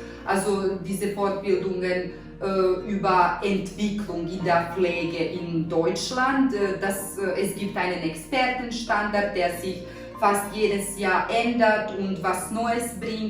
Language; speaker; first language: German; non-native, fluent; Serbian